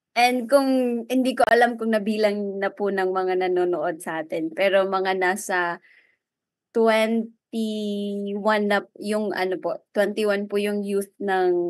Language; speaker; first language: Filipino; native; Filipino